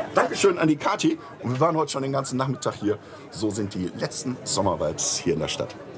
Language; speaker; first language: German; native; German